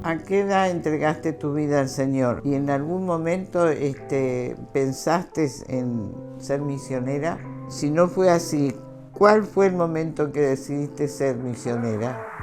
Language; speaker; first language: Spanish; native; Spanish